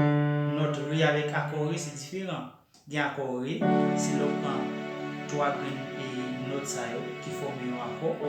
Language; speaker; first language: French; non-native, local second language; Haitian Creole